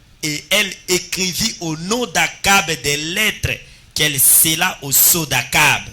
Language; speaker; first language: Haitian Creole; non-native, local second language; Lingala